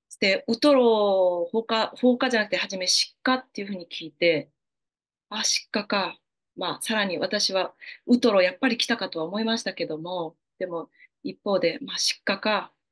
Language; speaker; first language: Japanese; native; Japanese